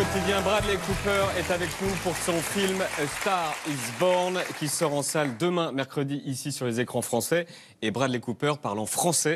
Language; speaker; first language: French; native; French